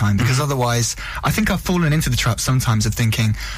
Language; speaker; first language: English; native; English